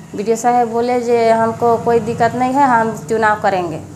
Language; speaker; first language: Hindi; native; Hindi